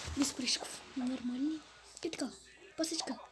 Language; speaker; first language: Russian; non-native, local second language; Kazakh